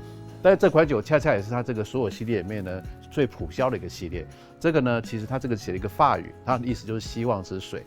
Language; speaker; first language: Chinese; native; Chinese